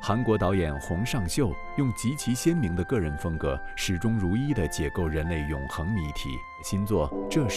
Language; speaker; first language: Chinese; native; Chinese